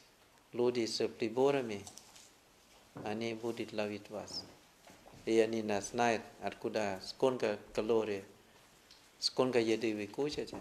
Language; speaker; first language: Russian; non-native, learner; Thai